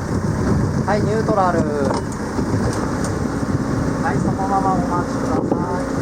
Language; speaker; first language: Japanese; native; Japanese